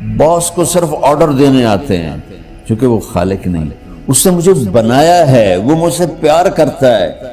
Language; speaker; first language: Urdu; non-native, local second language; Punjabi